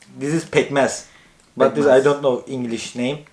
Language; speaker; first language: English; non-native, learner; Turkish